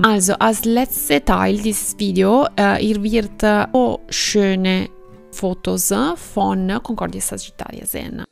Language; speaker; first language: German; non-native, fluent; Italian